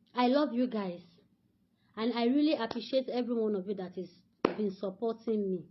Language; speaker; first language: English; non-native, local second language; Yoruba